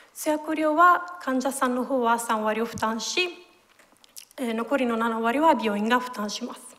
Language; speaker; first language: Japanese; non-native, fluent; Italian